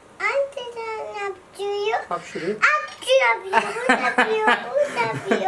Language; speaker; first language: Turkish; non-native, learner; Indonesian